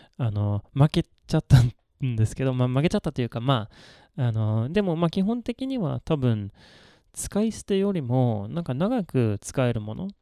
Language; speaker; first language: Japanese; non-native, fluent; Swedish